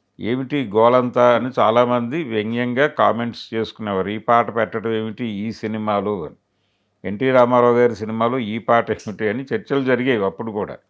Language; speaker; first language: Telugu; native; Telugu